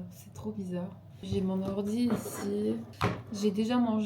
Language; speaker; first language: French; non-native, fluent; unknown